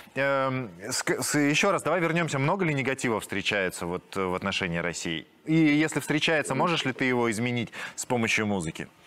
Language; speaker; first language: Russian; native; Russian